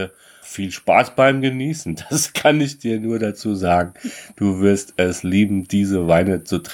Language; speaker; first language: German; native; German